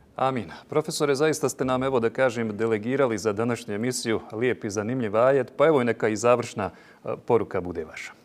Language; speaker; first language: Bosnian; native; Bosnian